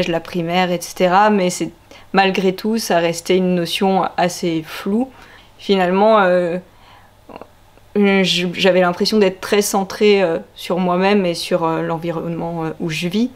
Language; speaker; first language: French; native; French